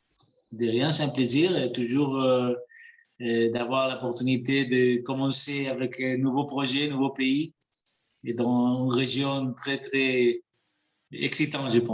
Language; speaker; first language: French; non-native, fluent; Spanish